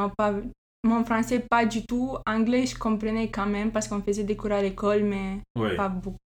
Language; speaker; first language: French; non-native, fluent; Romanian